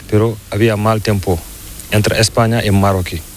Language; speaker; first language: Spanish; non-native, learner; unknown